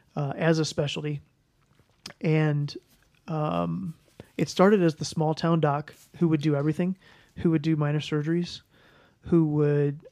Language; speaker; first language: English; native; English